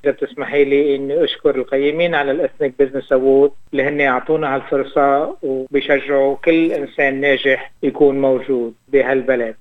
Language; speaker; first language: Arabic; native; Arabic